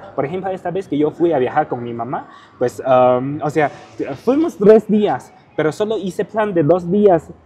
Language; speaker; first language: Spanish; non-native, fluent; Chinese